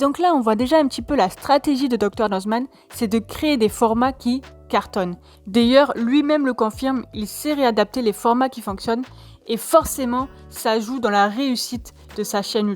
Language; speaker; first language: French; native; French